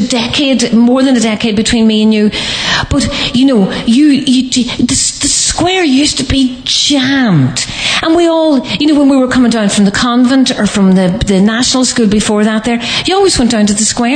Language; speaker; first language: English; native; English